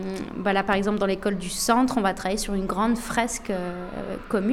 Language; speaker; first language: French; native; French